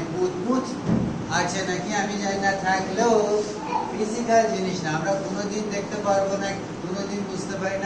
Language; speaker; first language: Bangla; non-native, fluent; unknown